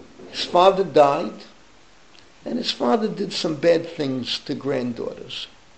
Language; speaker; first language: English; native; English